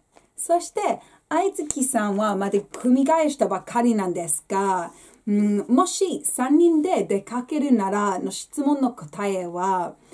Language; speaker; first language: Japanese; non-native, fluent; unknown